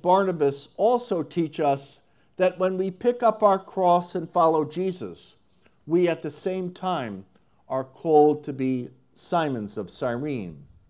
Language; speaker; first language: English; native; English